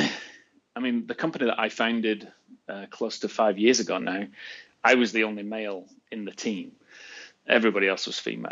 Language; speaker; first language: English; native; English